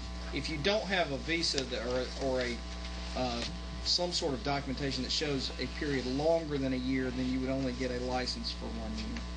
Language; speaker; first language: English; native; English